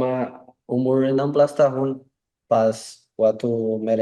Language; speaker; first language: Indonesian; non-native, learner; Portuguese